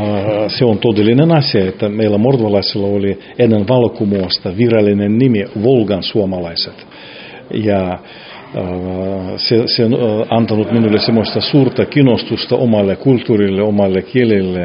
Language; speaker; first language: Finnish; non-native, fluent; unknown